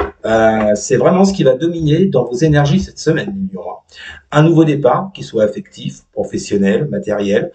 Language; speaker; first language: French; native; French